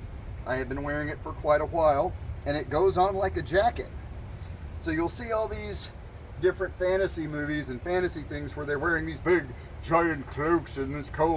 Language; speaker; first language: English; native; English